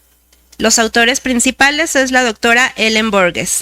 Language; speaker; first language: Spanish; native; Spanish